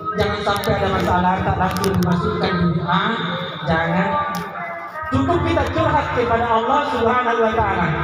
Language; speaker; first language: Indonesian; non-native, local second language; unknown